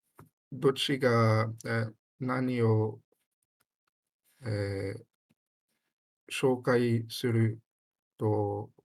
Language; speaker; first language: Japanese; non-native, learner; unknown